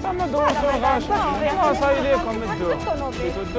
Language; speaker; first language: Arabic; native; Arabic